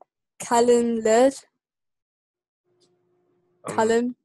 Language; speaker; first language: Turkish; non-native, learner; Arabic